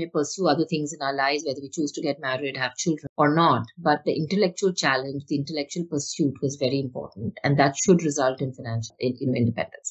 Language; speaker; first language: English; non-native, local second language; Hindi